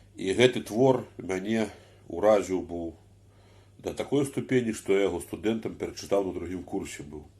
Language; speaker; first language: Belarusian; native; Belarusian